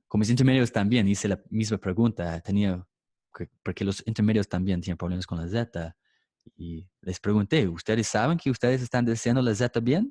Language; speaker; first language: Spanish; non-native, fluent; English